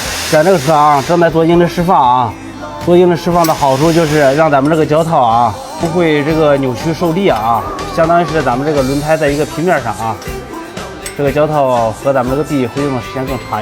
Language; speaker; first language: Chinese; native; Chinese